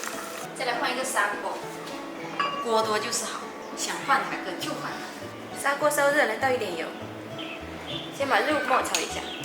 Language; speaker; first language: Chinese; native; Chinese